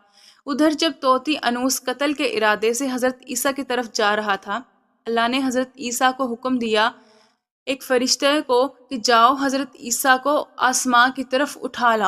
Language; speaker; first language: Urdu; native; Urdu